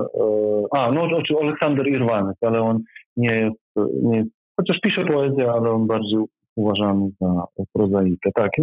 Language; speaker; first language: Polish; non-native, fluent; Ukrainian